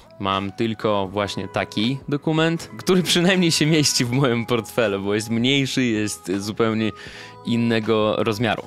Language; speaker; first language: Polish; non-native, fluent; Russian